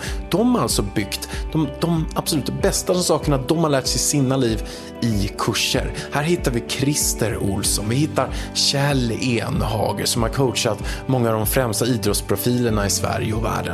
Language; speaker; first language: Swedish; native; Swedish